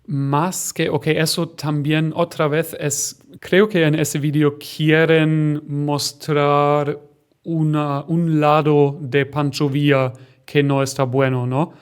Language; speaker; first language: Spanish; non-native, fluent; German